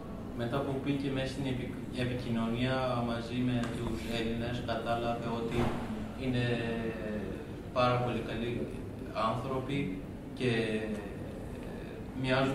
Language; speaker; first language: Greek; non-native, learner; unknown